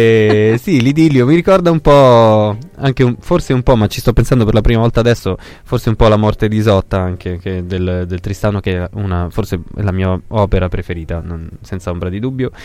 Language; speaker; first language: Italian; native; Italian